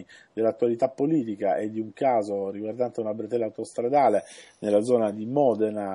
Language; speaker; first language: Italian; native; Italian